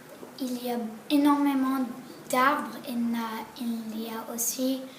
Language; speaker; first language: French; early bilingual, heritage; French